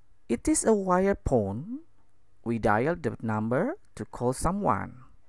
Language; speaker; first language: English; non-native, fluent; Indonesian